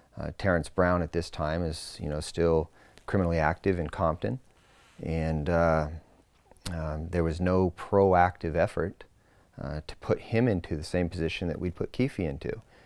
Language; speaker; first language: English; native; English